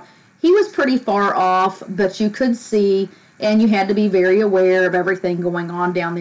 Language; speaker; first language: English; native; English